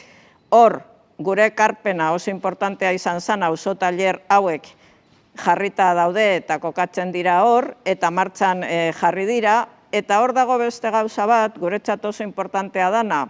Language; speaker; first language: Basque; native; Basque